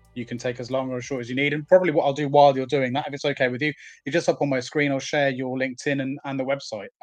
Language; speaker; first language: English; native; English